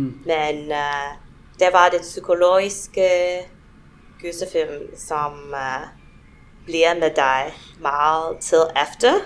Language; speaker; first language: Danish; non-native, fluent; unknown